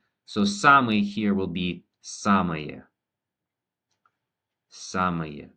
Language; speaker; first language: Russian; non-native, fluent; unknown